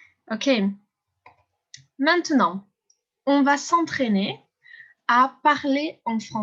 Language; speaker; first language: French; non-native, fluent; English